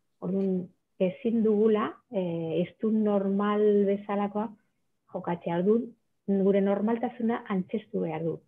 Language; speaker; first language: Basque; non-native, local second language; Spanish